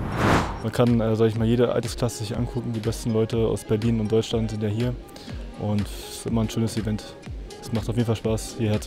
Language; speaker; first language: German; native; German